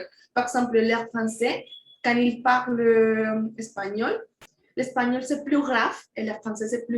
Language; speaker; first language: French; non-native, fluent; Spanish